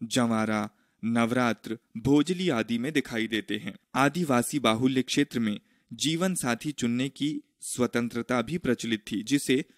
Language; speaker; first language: Hindi; native; Hindi